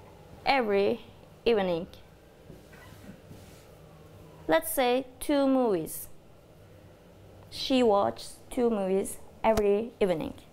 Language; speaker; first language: English; non-native, fluent; Turkish